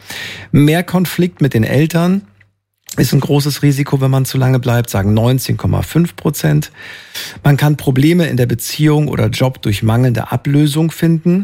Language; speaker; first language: German; native; German